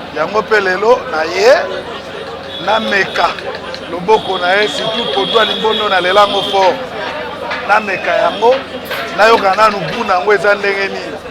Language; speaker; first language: Lingala; non-native, local second language; Luba-Lulua